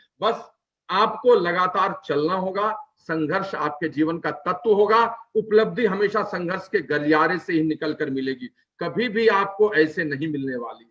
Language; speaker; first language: Hindi; native; Hindi